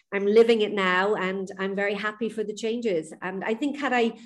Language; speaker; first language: English; native; English